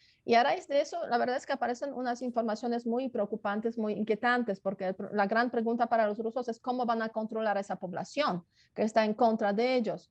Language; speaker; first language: Spanish; non-native, fluent; Polish